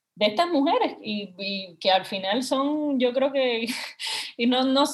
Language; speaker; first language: Spanish; native; Spanish